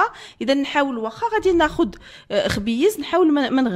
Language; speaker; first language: Arabic; native; Arabic